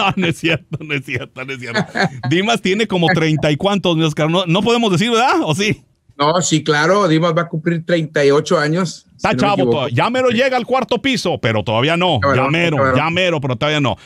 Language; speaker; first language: Spanish; native; Spanish